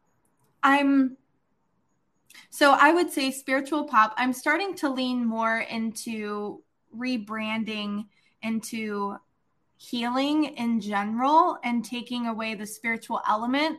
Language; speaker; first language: English; native; English